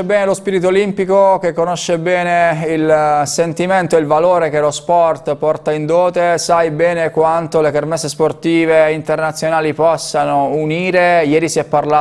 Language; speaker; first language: Italian; native; Italian